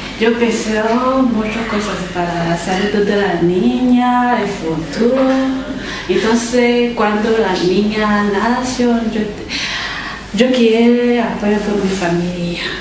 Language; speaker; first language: Spanish; non-native, learner; Rundi